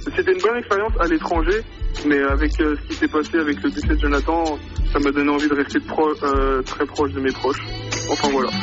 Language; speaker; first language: French; native; French